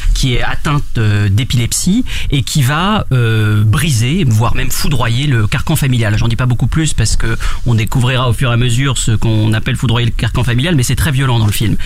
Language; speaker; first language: French; native; French